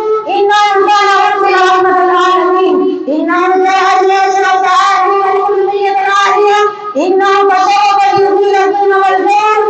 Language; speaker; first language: Arabic; non-native, learner; Urdu